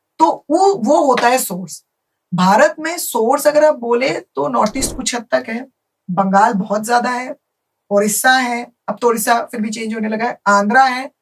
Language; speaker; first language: Hindi; non-native, local second language; Bangla